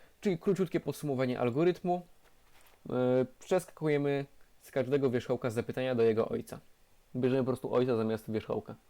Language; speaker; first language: Polish; native; Polish